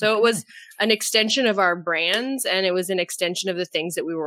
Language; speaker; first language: English; native; English